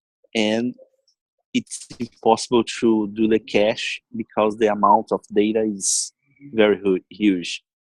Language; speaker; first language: English; non-native, learner; Portuguese